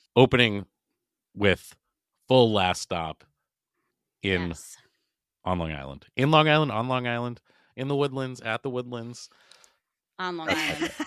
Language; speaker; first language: English; native; English